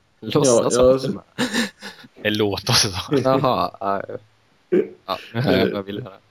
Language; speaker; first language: Swedish; native; Swedish